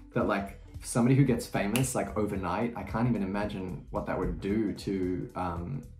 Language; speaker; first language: English; native; English